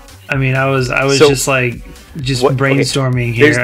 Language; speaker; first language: English; native; English